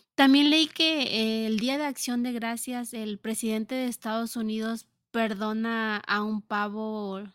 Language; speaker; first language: Spanish; native; Spanish